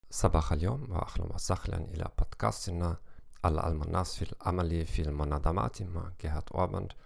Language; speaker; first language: Arabic; non-native, learner; German